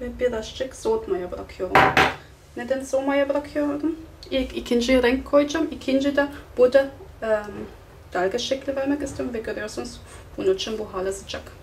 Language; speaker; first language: Turkish; non-native, fluent; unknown